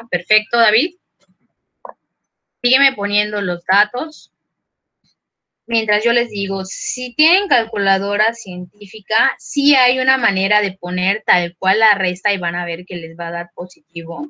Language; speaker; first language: Spanish; native; Spanish